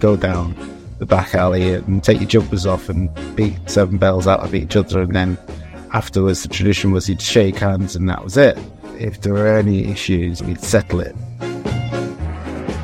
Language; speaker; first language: English; early bilingual, other home language; Jamaican Creole English